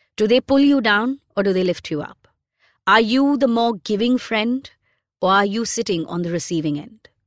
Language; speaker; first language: English; non-native, local second language; Hindi